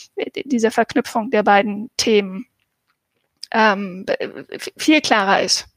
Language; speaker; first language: German; native; German